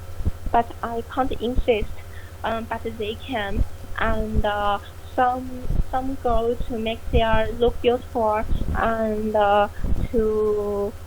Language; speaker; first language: English; non-native, learner; Chinese